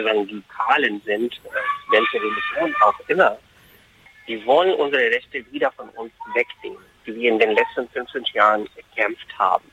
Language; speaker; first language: German; non-native, fluent; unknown